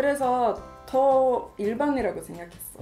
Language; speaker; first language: Korean; non-native, fluent; Swedish